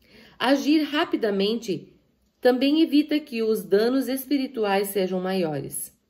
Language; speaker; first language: Portuguese; native; Portuguese